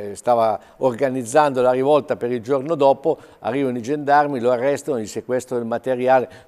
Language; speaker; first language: Italian; native; Italian